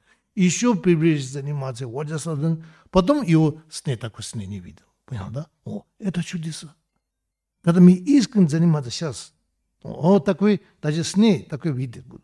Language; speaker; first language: Russian; non-native, learner; Tibetan